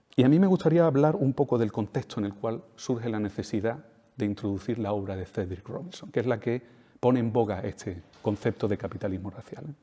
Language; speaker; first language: Spanish; native; Spanish